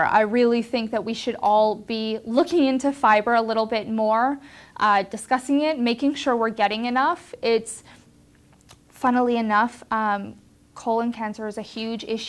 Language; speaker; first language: English; native; English